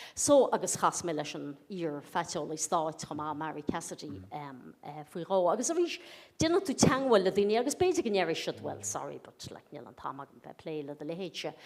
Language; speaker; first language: Irish; native; Irish